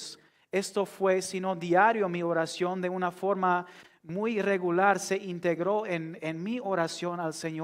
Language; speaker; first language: Spanish; non-native, fluent; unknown